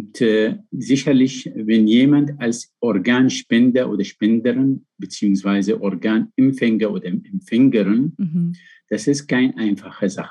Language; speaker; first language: German; non-native, fluent; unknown